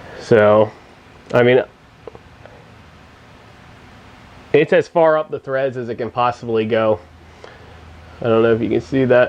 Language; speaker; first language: English; native; English